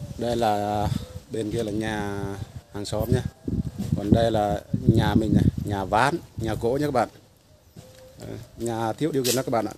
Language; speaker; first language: Vietnamese; non-native, local second language; Jarai